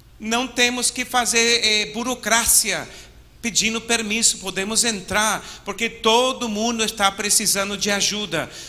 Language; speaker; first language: Portuguese; non-native, fluent; English